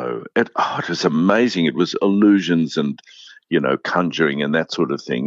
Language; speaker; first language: English; native; English